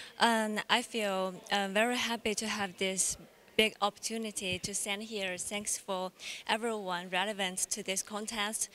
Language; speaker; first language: English; non-native, learner; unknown